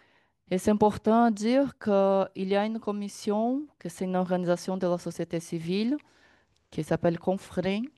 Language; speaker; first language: French; non-native, learner; Portuguese